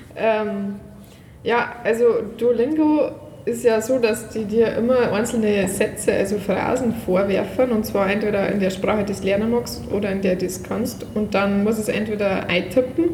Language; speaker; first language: German; native; German